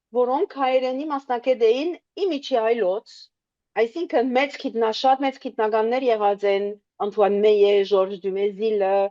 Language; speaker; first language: Armenian; early bilingual, heritage; Armenian